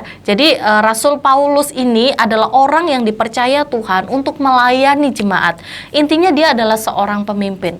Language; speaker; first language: Indonesian; native; Indonesian